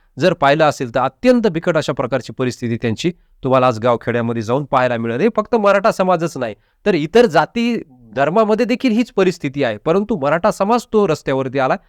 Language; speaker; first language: Marathi; native; Marathi